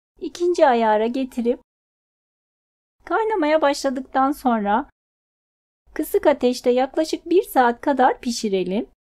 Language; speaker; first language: Turkish; native; Turkish